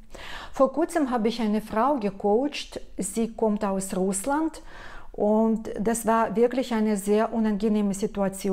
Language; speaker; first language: German; non-native, fluent; Russian